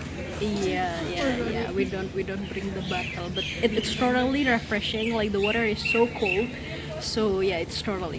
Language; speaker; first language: English; non-native, learner; Indonesian